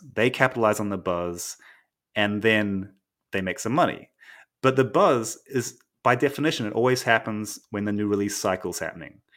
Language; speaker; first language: English; native; English